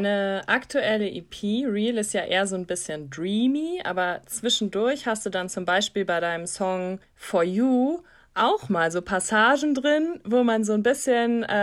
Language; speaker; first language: German; native; German